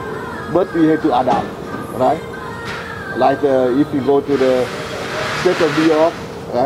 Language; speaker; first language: English; non-native, learner; Vietnamese